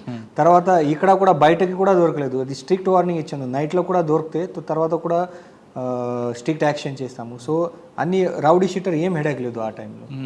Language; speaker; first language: Telugu; non-native, fluent; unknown